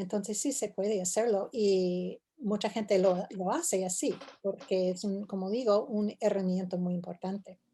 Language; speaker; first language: Spanish; non-native, fluent; English